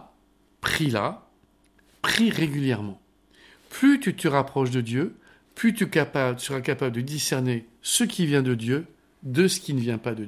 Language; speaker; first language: French; native; French